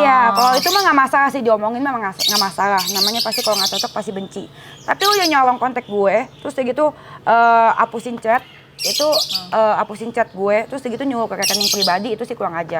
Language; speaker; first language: Indonesian; native; Indonesian